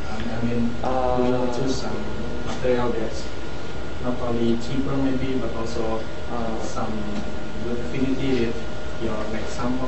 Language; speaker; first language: English; non-native, fluent; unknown